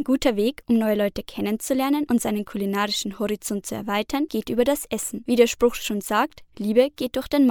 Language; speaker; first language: German; native; German